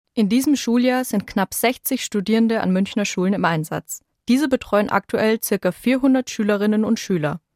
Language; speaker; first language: German; native; German